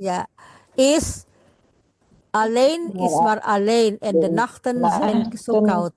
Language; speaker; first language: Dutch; non-native, fluent; Indonesian